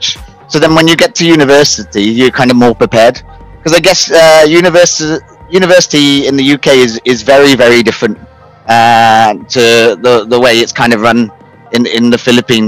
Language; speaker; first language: English; native; English